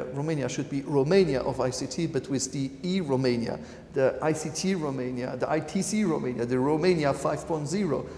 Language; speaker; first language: English; non-native, fluent; Luxembourgish